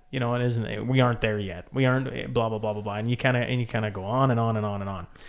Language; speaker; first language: English; native; English